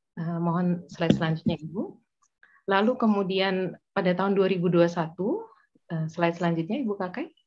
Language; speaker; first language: Indonesian; native; Indonesian